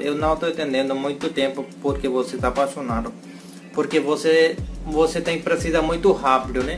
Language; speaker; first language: Portuguese; non-native, learner; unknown